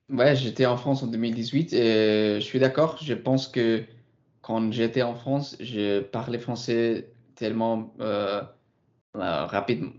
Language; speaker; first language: French; non-native, fluent; English